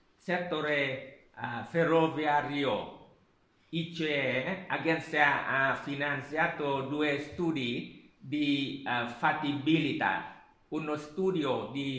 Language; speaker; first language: Italian; non-native, learner; Vietnamese